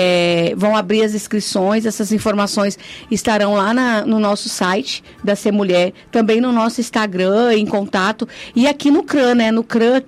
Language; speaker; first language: Portuguese; native; Portuguese